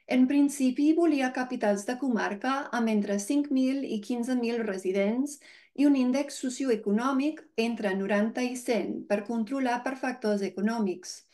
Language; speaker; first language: Catalan; non-native, fluent; English